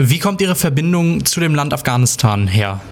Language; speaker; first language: German; native; German